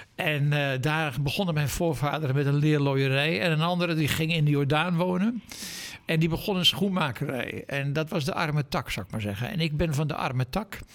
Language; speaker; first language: Dutch; native; Dutch